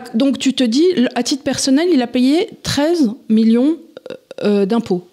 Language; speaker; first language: French; native; French